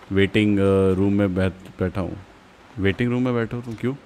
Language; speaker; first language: Hindi; native; Hindi